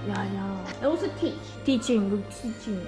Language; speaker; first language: English; non-native, learner; Korean